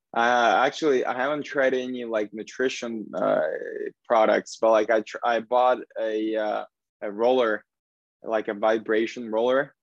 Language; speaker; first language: English; non-native, fluent; Russian